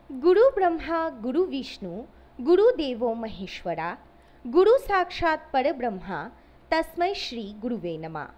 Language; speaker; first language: Hindi; non-native, local second language; Assamese